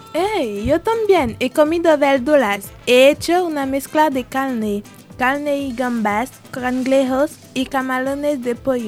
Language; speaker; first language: Spanish; non-native, learner; French